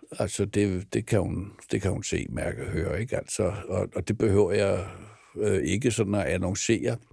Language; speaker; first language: Danish; native; Danish